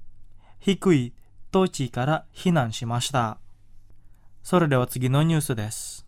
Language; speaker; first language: Japanese; non-native, fluent; Indonesian